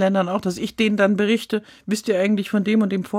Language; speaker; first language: German; native; German